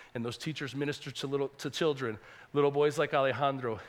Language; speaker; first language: English; native; English